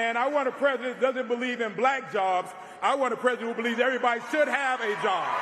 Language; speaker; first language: English; native; English